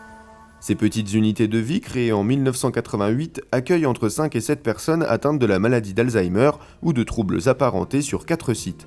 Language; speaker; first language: French; native; French